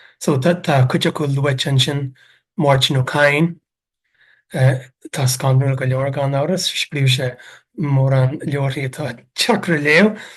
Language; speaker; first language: Irish; native; Irish